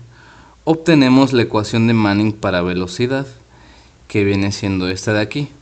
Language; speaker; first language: Spanish; native; Spanish